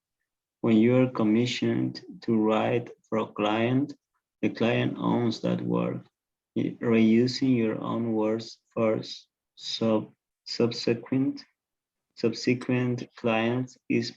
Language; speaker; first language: English; non-native, learner; Spanish